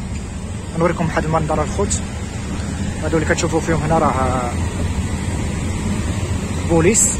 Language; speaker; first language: Arabic; native; Arabic